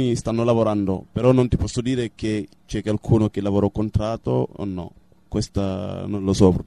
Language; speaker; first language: Italian; non-native, fluent; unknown